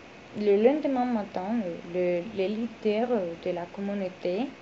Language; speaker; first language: French; non-native, learner; Spanish